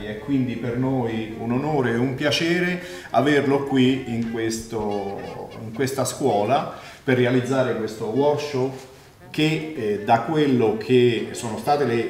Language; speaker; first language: Italian; native; Italian